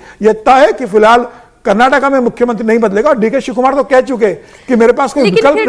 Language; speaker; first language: Hindi; native; Hindi